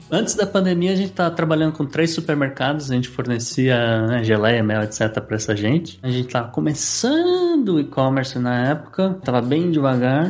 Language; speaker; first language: Portuguese; native; Portuguese